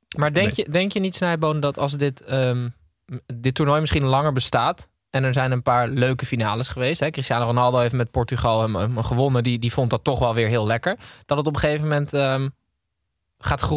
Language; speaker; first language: Dutch; native; Dutch